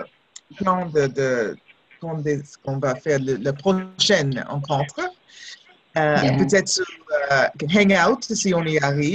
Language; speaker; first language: French; non-native, fluent; English